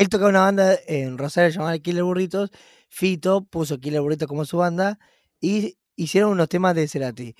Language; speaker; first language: Spanish; native; Spanish